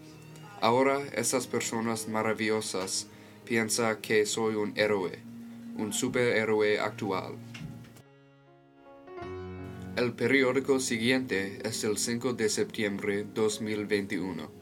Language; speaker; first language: Spanish; non-native, learner; English